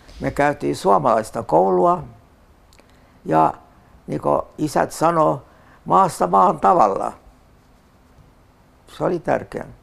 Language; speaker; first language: Finnish; non-native, local second language; Tatar